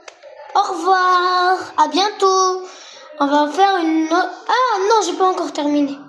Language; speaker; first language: French; non-native, local second language; Arabic